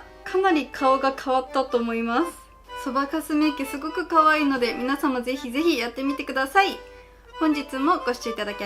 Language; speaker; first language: Japanese; native; Japanese